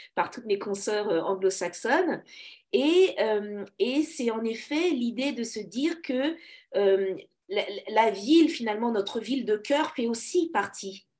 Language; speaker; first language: French; native; French